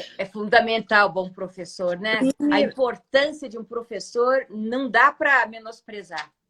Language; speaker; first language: Portuguese; native; Portuguese